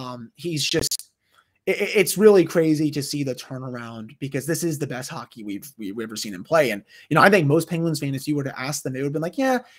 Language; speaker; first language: English; native; English